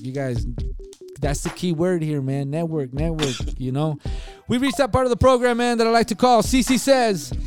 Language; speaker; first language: English; early bilingual, other home language; Spanish